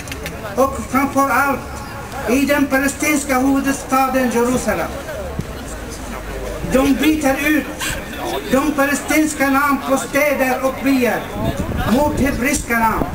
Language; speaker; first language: Swedish; non-native, fluent; Arabic